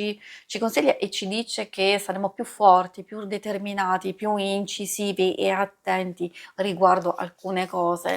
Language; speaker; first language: Italian; native; Italian